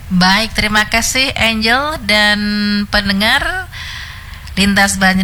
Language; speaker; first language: Indonesian; native; Indonesian